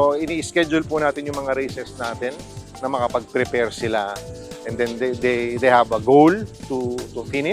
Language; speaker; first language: Filipino; native; Filipino